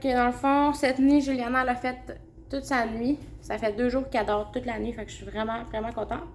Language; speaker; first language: French; native; French